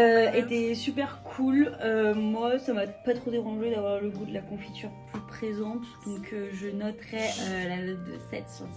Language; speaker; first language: French; native; French